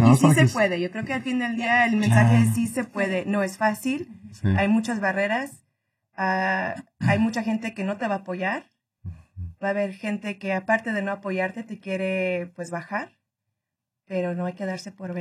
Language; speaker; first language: Spanish; early bilingual, heritage; Spanish